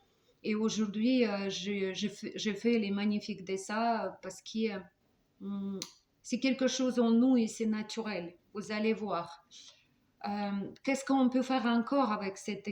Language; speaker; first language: French; non-native, fluent; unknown